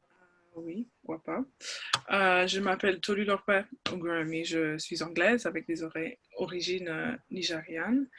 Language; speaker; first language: French; non-native, fluent; English